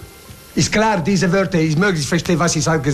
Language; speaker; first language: German; non-native, learner; Italian